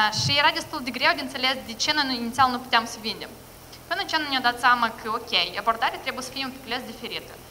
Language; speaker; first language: Romanian; non-native, local second language; Russian